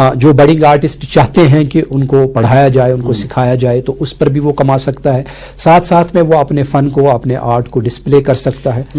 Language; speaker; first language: Urdu; non-native, local second language; Kashmiri